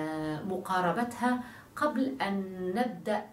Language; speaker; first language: Arabic; native; Arabic